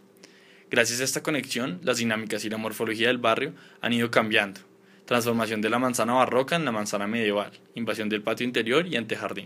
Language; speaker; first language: Spanish; native; Spanish